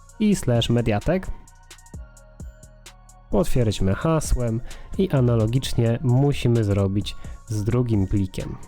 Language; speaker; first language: Polish; native; Polish